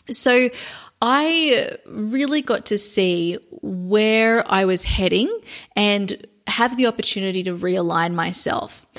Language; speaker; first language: English; native; English